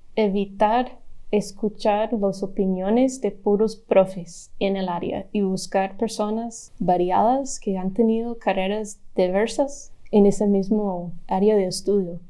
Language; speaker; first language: Spanish; non-native, fluent; English